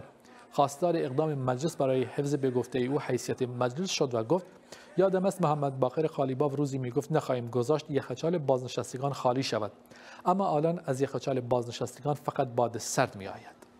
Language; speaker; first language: Persian; non-native, local second language; Kurdish